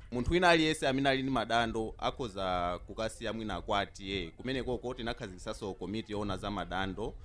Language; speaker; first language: Nyanja; native; Nyanja